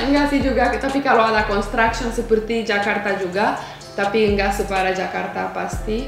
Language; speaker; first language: Indonesian; non-native, fluent; Romanian